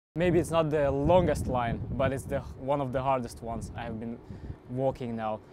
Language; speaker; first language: English; non-native, fluent; Estonian